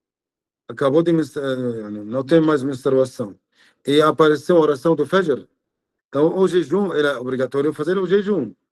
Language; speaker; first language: Portuguese; non-native, fluent; Arabic